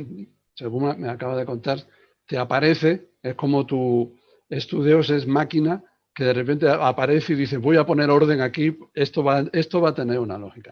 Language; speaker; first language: Spanish; native; Spanish